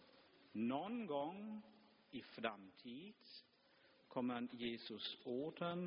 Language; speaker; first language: Swedish; non-native, fluent; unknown